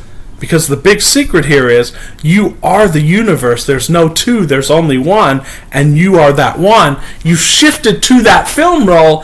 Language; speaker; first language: English; native; English